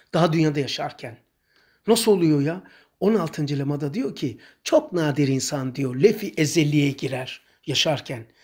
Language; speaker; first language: Turkish; native; Turkish